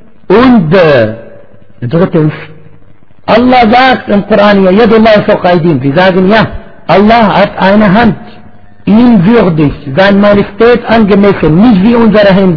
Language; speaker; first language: German; non-native, fluent; Arabic